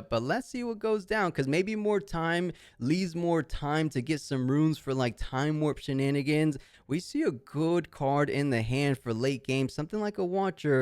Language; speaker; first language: English; native; English